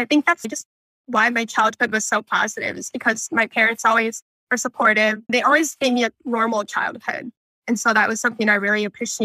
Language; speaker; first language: English; native; English